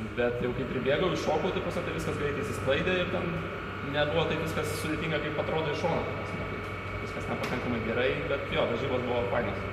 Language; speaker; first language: Lithuanian; native; Lithuanian